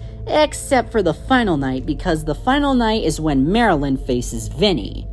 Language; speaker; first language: English; native; English